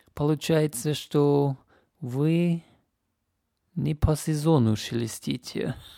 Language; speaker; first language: Russian; non-native, fluent; English